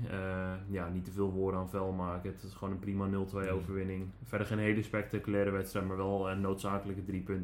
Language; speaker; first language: Dutch; native; Dutch